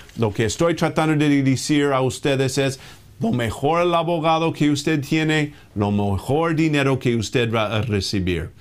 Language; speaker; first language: Spanish; non-native, fluent; English